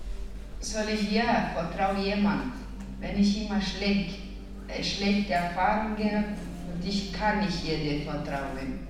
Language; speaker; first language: German; non-native, learner; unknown